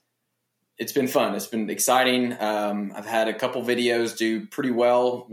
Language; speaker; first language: English; native; English